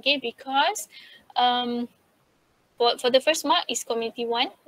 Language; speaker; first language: English; non-native, local second language; Malay